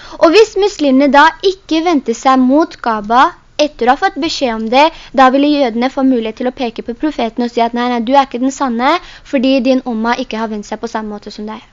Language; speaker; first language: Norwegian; early bilingual, other home language; Urdu